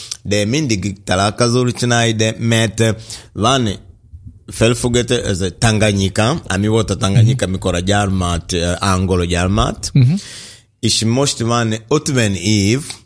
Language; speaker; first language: Hungarian; non-native, learner; Swahili